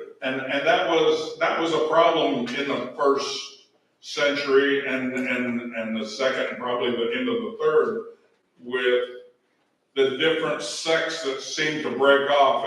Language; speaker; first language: English; native; English